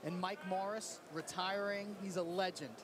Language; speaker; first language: English; native; English